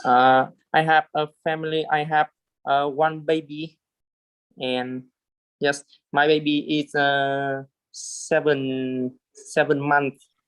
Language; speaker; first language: English; non-native, learner; Vietnamese